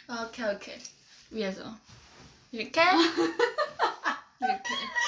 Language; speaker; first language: Korean; non-native, local second language; Chinese